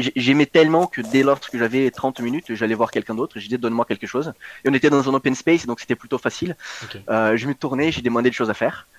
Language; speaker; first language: French; non-native, fluent; Portuguese